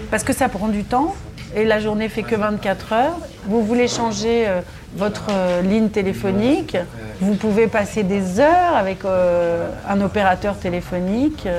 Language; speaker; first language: French; native; French